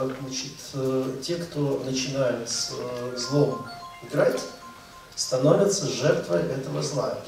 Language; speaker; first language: Russian; native; Russian